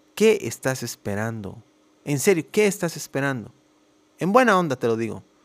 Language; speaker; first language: Spanish; native; Spanish